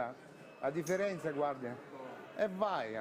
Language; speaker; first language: Italian; non-native, learner; Russian